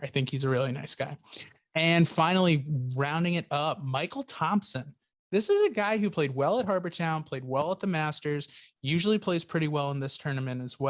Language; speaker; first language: English; native; English